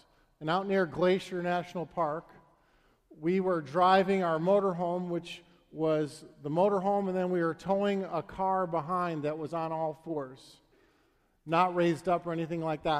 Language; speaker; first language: English; native; English